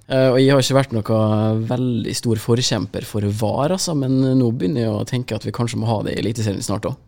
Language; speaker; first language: Norwegian; native; Norwegian